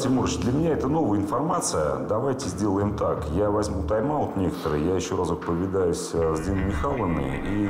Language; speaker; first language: Russian; native; Russian